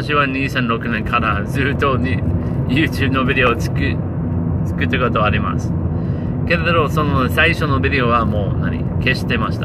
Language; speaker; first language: Japanese; non-native, learner; English